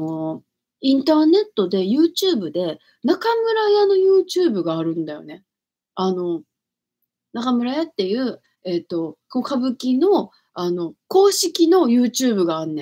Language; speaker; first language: Japanese; native; Japanese